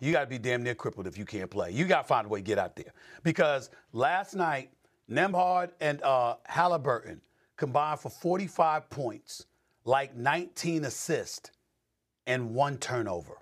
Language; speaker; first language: English; native; English